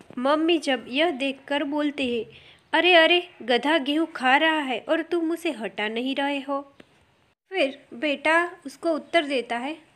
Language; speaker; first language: Hindi; non-native, local second language; Gujarati